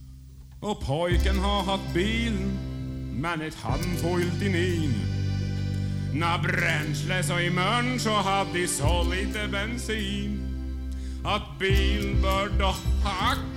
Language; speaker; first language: Swedish; native; Swedish